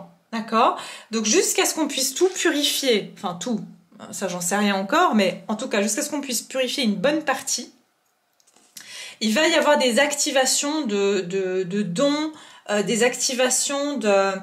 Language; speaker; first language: French; native; French